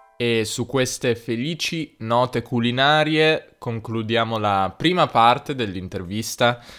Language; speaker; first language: Italian; native; Italian